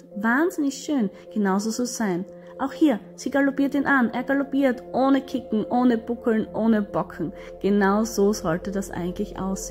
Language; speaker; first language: German; native; German